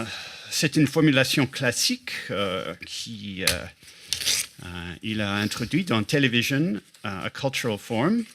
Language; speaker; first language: French; non-native, fluent; English